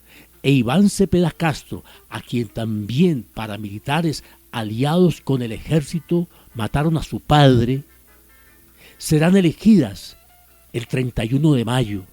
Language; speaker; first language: Spanish; native; Spanish